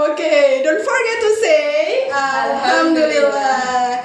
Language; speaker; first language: English; non-native, learner; Indonesian